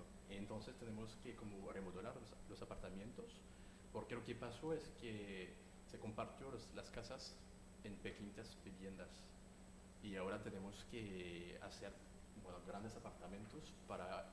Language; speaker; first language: Spanish; non-native, fluent; French